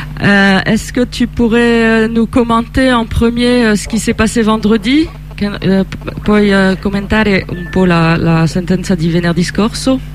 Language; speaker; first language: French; non-native, learner; Italian